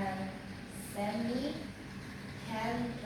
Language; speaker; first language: English; non-native, learner; Indonesian